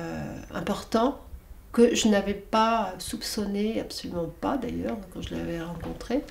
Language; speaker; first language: French; native; French